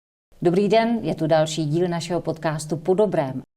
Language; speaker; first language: Czech; native; Czech